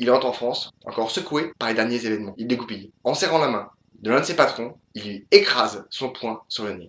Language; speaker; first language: French; native; French